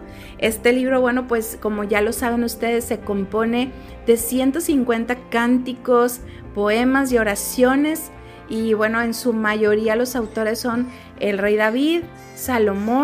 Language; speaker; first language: Spanish; native; Spanish